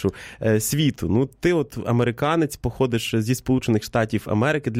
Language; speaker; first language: Ukrainian; native; Ukrainian